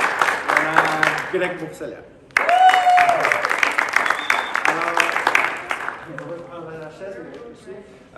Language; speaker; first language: French; non-native, fluent; Spanish